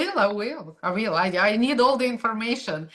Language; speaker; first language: English; non-native, fluent; Russian